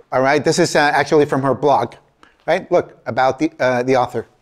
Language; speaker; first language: English; early bilingual, other home language; Spanish